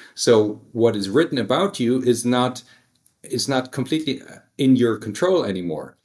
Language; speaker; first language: English; early bilingual, other home language; German